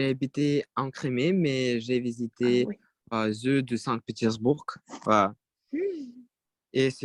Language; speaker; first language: French; non-native, learner; Russian